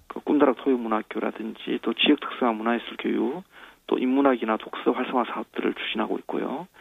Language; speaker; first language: Korean; native; Korean